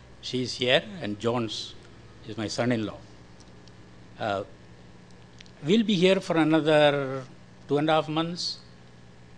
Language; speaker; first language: English; non-native, local second language; Malayalam